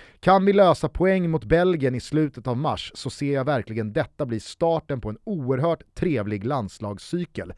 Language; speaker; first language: Swedish; native; Swedish